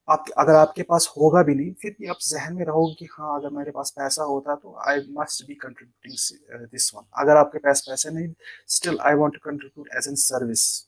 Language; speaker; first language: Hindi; non-native, local second language; Kashmiri